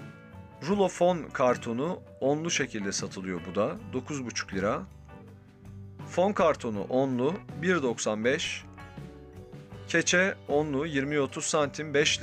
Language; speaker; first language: Turkish; native; Turkish